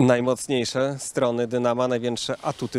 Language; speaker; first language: Polish; native; Polish